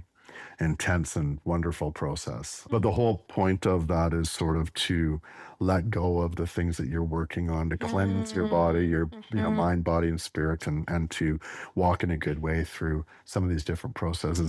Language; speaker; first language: English; native; English